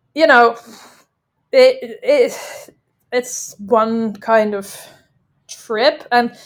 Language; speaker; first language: English; non-native, fluent; Dutch